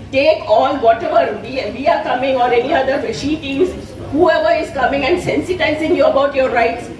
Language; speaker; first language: English; non-native, local second language; Telugu